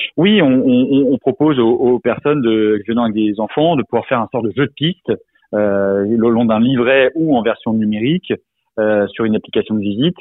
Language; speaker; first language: French; native; French